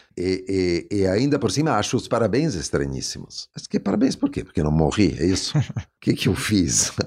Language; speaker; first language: Portuguese; non-native, fluent; Italian